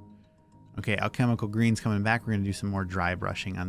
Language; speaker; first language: English; native; English